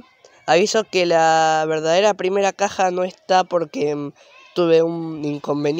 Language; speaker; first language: Spanish; native; Spanish